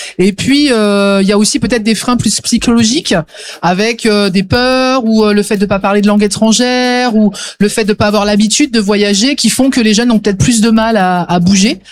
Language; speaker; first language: French; native; French